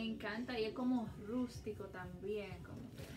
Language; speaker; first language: Spanish; early bilingual, heritage; Spanish